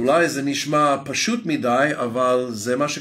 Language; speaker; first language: Hebrew; non-native, fluent; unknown